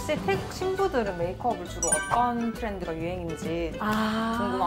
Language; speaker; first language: Korean; native; Korean